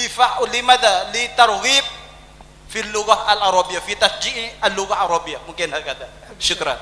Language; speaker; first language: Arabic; non-native, learner; Indonesian